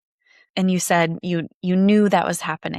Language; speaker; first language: English; native; English